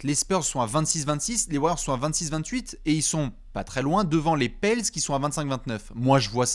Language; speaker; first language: French; native; French